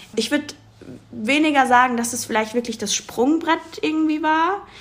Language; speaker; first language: German; native; German